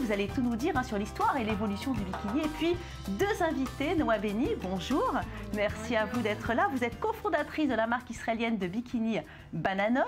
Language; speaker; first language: French; native; French